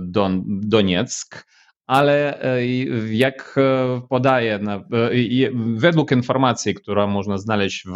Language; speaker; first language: Polish; non-native, fluent; Ukrainian